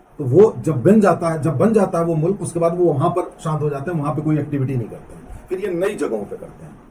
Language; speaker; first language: Hindi; native; Hindi